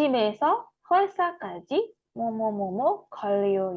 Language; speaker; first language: Korean; non-native, fluent; Indonesian